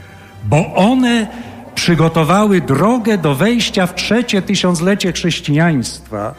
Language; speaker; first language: Polish; native; Polish